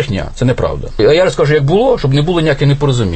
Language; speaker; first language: Ukrainian; native; Ukrainian